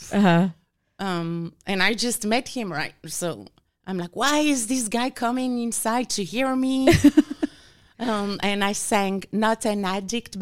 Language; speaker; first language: English; non-native, fluent; French